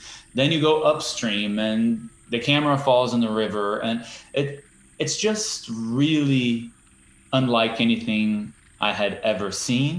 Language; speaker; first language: English; non-native, fluent; Portuguese